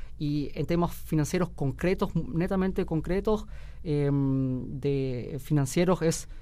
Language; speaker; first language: Spanish; early bilingual, heritage; Spanish